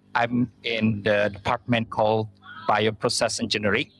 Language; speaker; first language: English; non-native, fluent; Indonesian